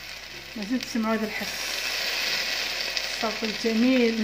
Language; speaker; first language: Arabic; native; Arabic